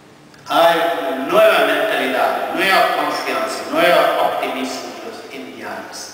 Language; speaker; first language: Spanish; non-native, fluent; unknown